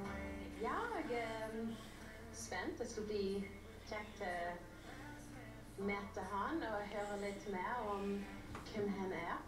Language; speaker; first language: Norwegian; early bilingual, heritage; English